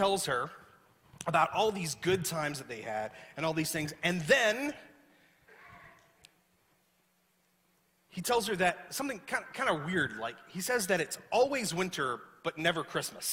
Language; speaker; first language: English; native; English